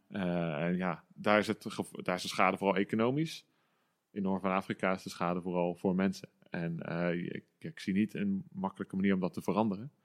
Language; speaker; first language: Dutch; native; Dutch